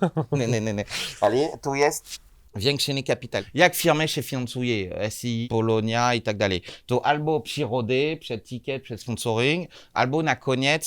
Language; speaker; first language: Polish; non-native, learner; French